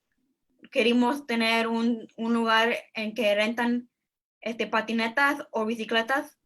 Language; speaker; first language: Spanish; early bilingual, heritage; Spanish